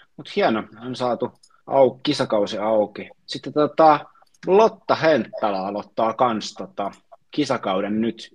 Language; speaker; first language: Finnish; native; Finnish